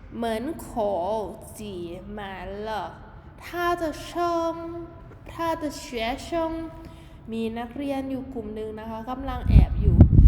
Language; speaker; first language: Thai; native; Thai